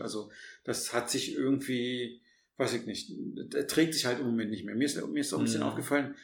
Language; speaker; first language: German; native; German